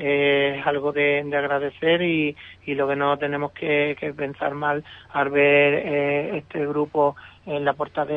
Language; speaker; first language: Spanish; native; Spanish